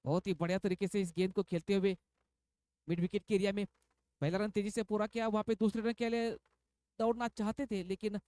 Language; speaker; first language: Hindi; non-native, local second language; Marathi